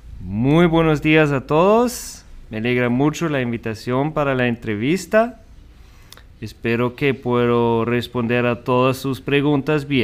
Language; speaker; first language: Spanish; non-native, fluent; German